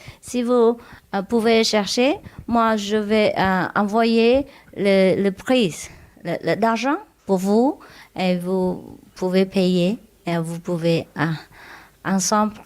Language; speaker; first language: French; non-native, learner; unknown